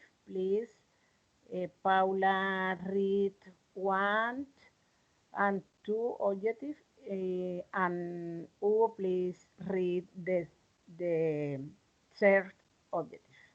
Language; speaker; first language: English; non-native, learner; Spanish